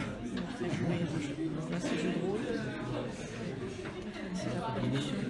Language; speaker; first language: French; non-native, learner; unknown